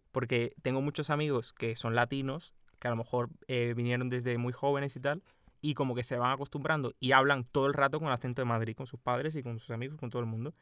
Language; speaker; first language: Spanish; native; Spanish